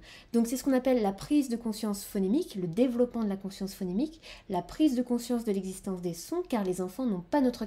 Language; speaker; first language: French; native; French